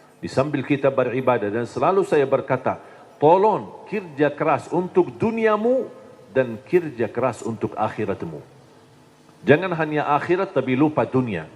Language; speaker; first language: Indonesian; non-native, fluent; Arabic